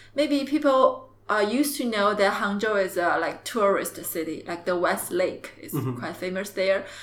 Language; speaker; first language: English; non-native, fluent; Chinese